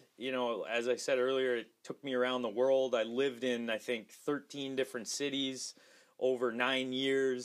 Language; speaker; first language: English; native; English